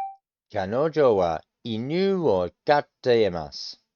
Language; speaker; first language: Japanese; non-native, learner; English